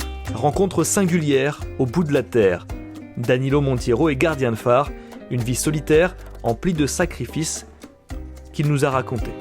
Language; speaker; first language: French; native; French